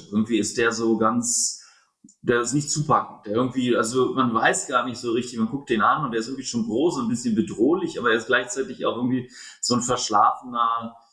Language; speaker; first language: German; native; German